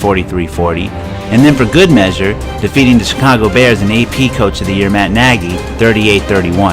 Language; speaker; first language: English; native; English